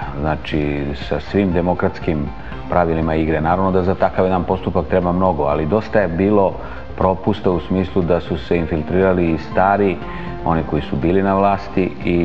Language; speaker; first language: Serbian; native; Serbian